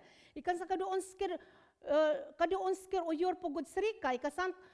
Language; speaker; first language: Norwegian; non-native, fluent; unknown